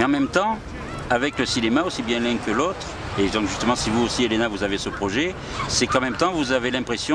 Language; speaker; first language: French; native; French